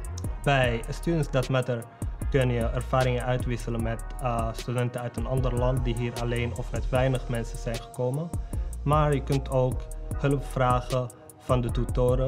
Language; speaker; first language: Dutch; non-native, fluent; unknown